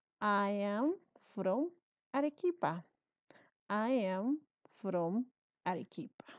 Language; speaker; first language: English; non-native, learner; Spanish